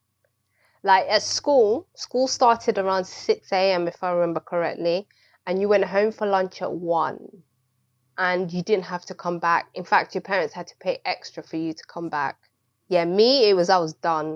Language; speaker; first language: English; early bilingual, other home language; Swahili